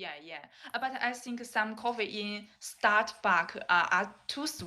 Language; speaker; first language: English; non-native, learner; Chinese